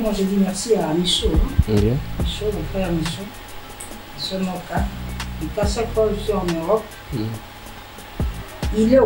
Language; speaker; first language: French; non-native, local second language; Lingala